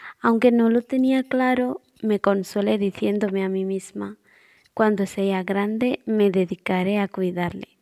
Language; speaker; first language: Spanish; non-native, fluent; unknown